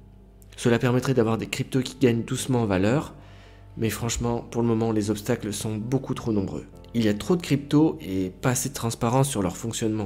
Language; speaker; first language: French; native; French